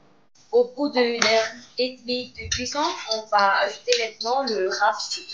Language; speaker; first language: French; non-native, local second language; Malagasy